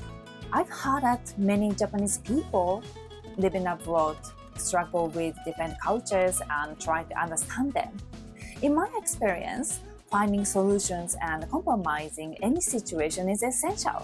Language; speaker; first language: English; non-native, fluent; Japanese